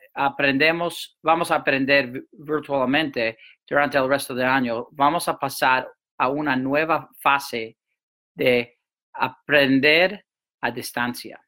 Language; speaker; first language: Spanish; non-native, fluent; English